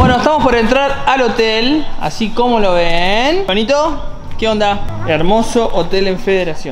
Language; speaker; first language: Spanish; native; Spanish